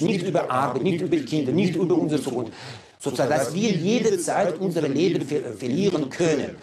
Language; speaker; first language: German; non-native, fluent; Chechen